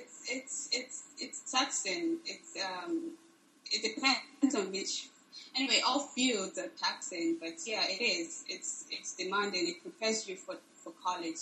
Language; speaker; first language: English; non-native, local second language; Igbo